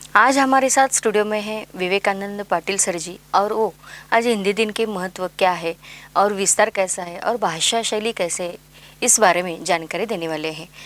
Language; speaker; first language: Hindi; non-native, local second language; Marathi